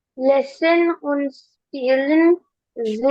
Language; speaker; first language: German; non-native, learner; Hindi